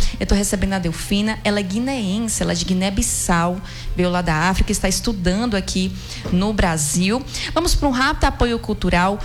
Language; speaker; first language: Portuguese; native; Portuguese